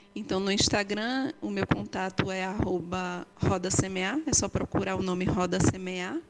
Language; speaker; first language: Portuguese; native; Portuguese